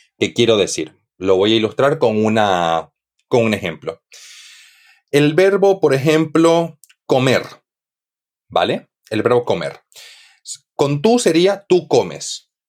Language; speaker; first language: Spanish; native; Spanish